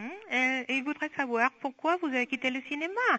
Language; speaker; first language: French; non-native, fluent; Spanish